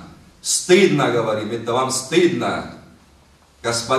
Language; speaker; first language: Russian; non-native, learner; Arabic